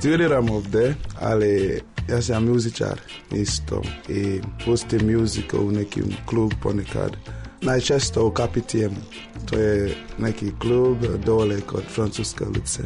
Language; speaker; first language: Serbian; non-native, learner; English